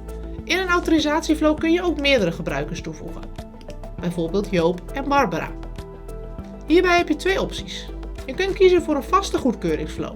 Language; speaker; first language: Dutch; native; Dutch